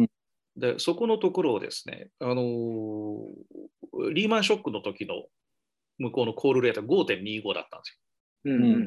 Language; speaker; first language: Japanese; native; Japanese